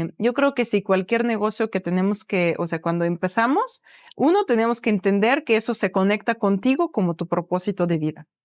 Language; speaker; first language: Spanish; non-native, fluent; Ukrainian